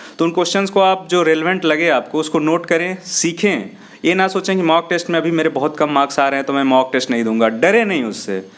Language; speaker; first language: Hindi; native; Hindi